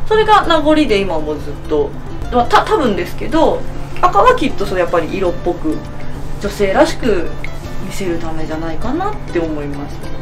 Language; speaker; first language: Japanese; native; Japanese